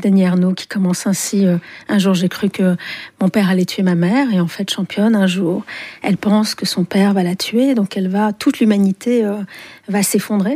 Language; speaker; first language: French; native; French